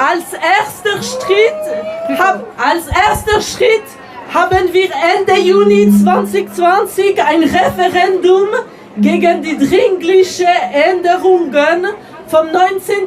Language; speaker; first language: German; non-native, local second language; French